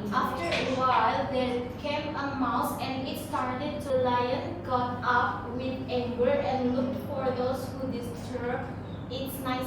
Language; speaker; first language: English; non-native, learner; Indonesian